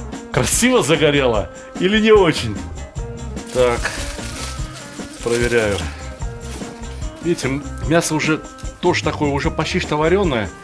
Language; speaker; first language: Russian; native; Russian